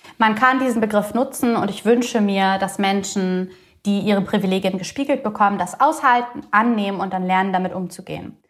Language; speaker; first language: German; early bilingual, other home language; Bulgarian